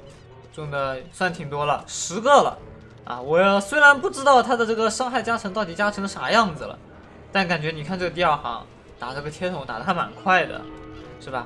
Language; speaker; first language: Chinese; native; Chinese